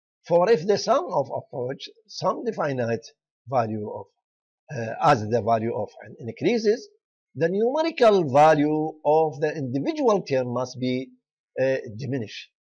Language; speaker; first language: English; non-native, fluent; Arabic